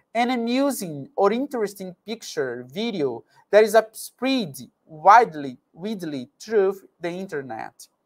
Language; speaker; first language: English; non-native, fluent; Portuguese